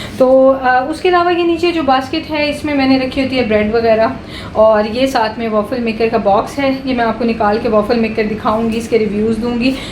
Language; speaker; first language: Urdu; native; Urdu